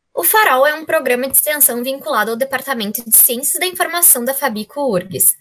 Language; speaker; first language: Portuguese; native; Portuguese